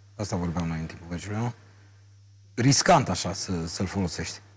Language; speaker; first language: Romanian; native; Romanian